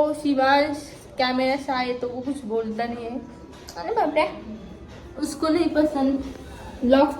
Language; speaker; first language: Hindi; non-native, local second language; Marathi